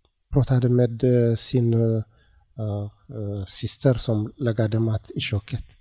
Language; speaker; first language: Swedish; non-native, learner; Tigrinya